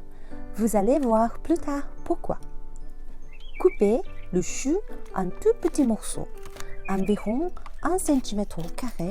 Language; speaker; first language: French; non-native, fluent; Japanese